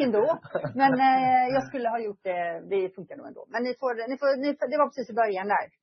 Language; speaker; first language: Swedish; native; Swedish